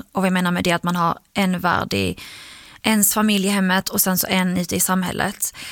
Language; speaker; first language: Swedish; early bilingual, other home language; Arabic